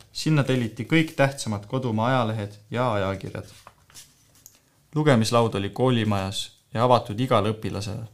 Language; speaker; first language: Estonian; native; Estonian